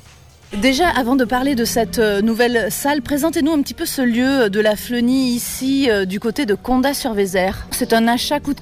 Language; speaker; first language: French; native; French